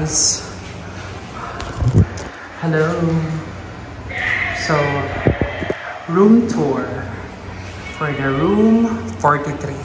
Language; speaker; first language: English; non-native, local second language; Cebuano